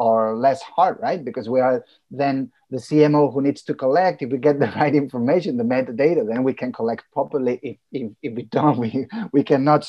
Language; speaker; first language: English; non-native, fluent; Catalan